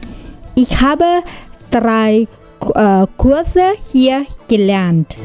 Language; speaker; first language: German; non-native, learner; Thai